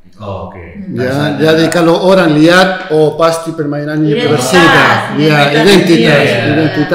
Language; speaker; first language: Indonesian; non-native, fluent; Spanish